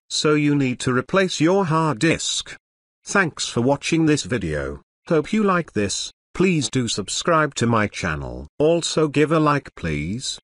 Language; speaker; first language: English; non-native, local second language; Bangla